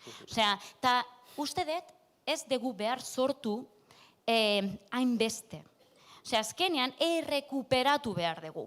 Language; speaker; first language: Basque; non-native, local second language; Catalan